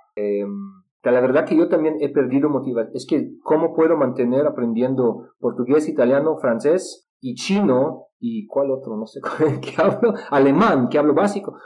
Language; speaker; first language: Spanish; non-native, fluent; Russian